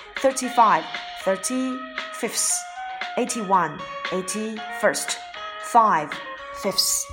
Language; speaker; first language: English; non-native, fluent; Chinese